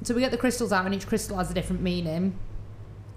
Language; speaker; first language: English; native; English